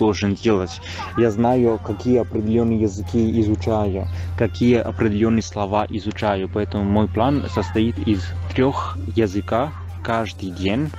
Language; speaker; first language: Russian; non-native, fluent; Italian